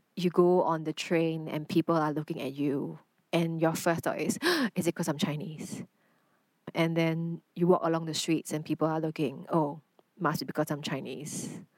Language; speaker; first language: English; non-native, local second language; Chinese